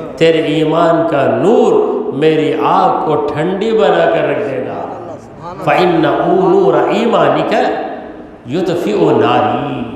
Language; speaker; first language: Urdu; native; Urdu